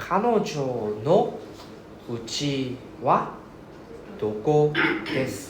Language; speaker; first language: Japanese; non-native, fluent; English